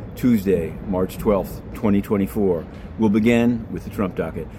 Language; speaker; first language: English; native; English